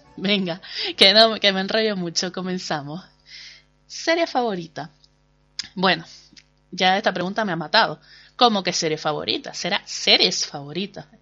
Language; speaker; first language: Spanish; native; Spanish